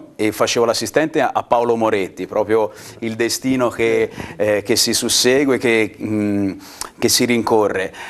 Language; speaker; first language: Italian; native; Italian